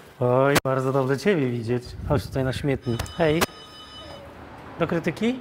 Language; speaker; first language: Polish; native; Polish